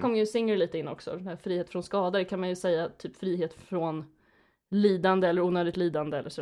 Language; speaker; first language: Swedish; native; Swedish